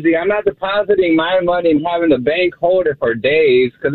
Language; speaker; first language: English; native; English